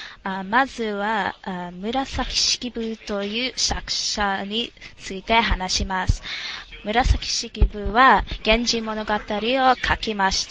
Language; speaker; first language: Japanese; non-native, learner; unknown